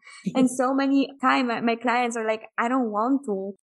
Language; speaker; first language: English; non-native, fluent; Polish